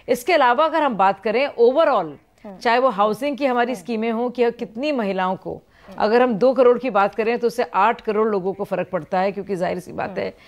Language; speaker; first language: Hindi; native; Hindi